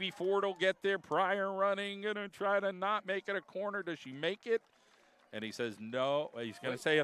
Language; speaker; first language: English; native; English